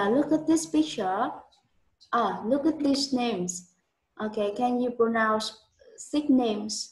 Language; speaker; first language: English; non-native, learner; Vietnamese